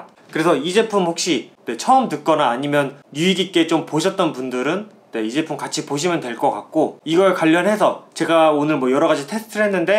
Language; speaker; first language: Korean; native; Korean